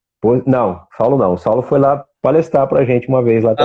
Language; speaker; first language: Portuguese; native; Portuguese